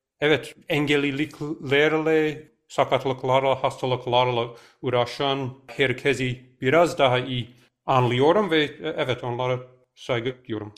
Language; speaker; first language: Turkish; non-native, fluent; English